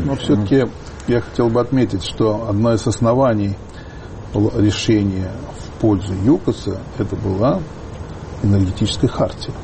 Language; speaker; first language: Russian; native; Russian